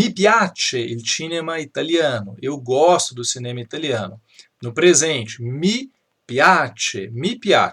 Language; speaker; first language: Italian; non-native, fluent; Portuguese